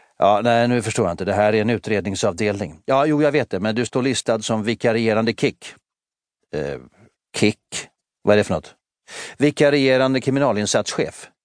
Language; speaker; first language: Swedish; native; Swedish